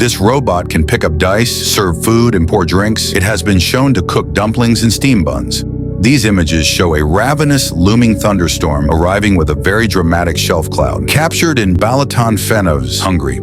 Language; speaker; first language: English; native; English